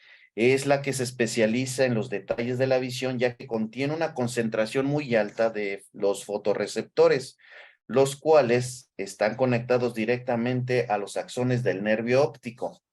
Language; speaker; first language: Spanish; native; Spanish